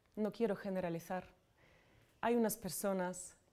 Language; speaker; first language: Spanish; non-native, fluent; Ukrainian